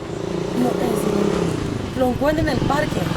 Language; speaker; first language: Spanish; native; Spanish